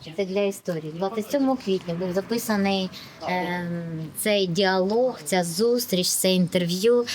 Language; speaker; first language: Ukrainian; native; Ukrainian